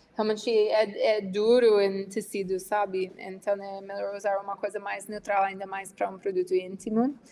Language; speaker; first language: Portuguese; non-native, fluent; English